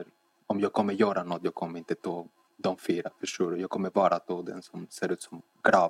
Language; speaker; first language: Swedish; non-native, fluent; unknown